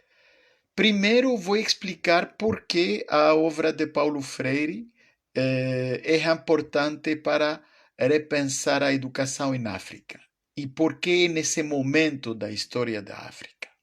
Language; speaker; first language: Portuguese; non-native, fluent; French